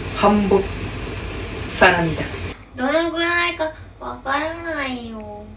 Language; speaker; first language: Korean; non-native, learner; Japanese